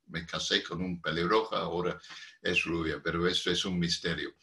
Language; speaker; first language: Spanish; non-native, fluent; English